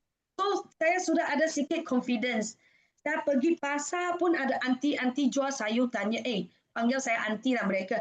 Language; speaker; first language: Indonesian; non-native, fluent; Malay